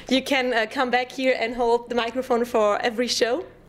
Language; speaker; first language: English; non-native, fluent; German